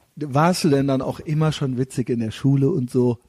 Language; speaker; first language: German; native; German